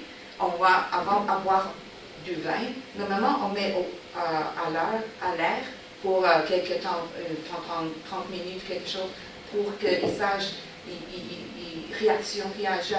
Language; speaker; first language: French; non-native, learner; Chinese